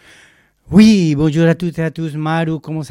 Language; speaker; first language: French; non-native, fluent; Spanish